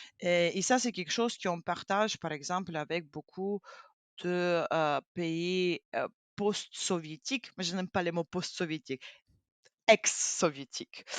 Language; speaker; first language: French; non-native, fluent; Ukrainian